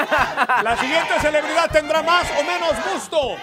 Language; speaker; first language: Spanish; native; Spanish